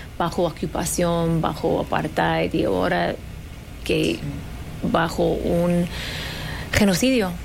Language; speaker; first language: Spanish; non-native, fluent; Arabic